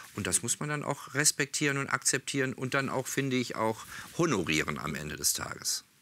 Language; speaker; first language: German; native; German